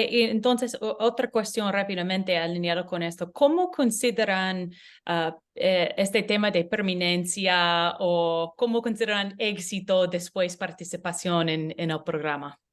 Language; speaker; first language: Spanish; non-native, learner; English